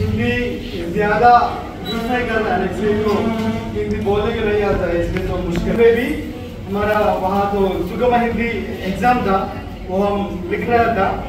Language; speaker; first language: Hindi; non-native, local second language; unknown